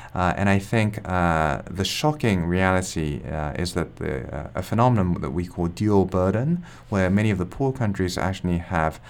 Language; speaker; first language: English; non-native, fluent; Japanese